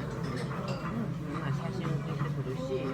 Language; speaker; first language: Japanese; native; Japanese